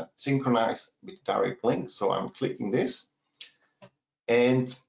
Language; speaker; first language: English; non-native, fluent; German